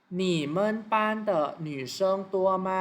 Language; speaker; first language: Chinese; non-native, fluent; Thai